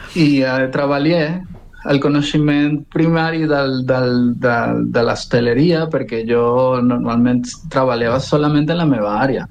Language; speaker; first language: Catalan; non-native, learner; Spanish